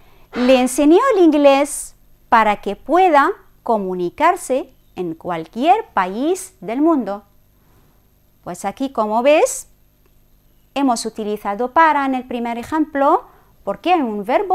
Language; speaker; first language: Spanish; non-native, fluent; Arabic